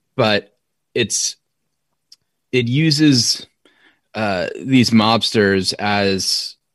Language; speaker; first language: English; native; English